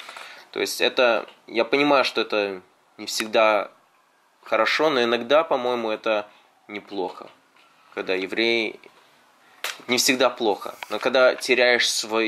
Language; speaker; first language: Russian; early bilingual, heritage; Russian